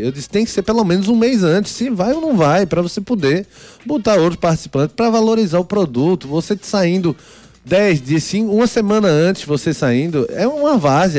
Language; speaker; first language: Portuguese; native; Portuguese